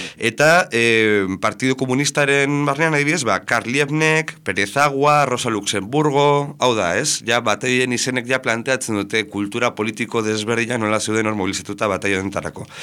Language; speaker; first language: Basque; native; Basque